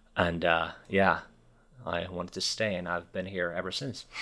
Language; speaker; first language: English; non-native, fluent; Finnish